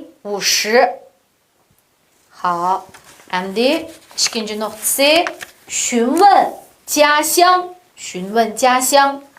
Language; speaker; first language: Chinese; non-native, local second language; Uyghur